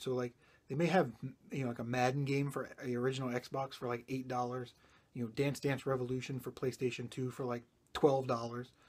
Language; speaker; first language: English; native; English